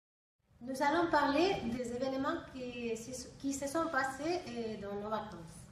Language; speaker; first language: French; non-native, learner; Spanish